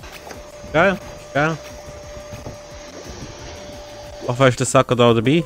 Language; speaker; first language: German; native; German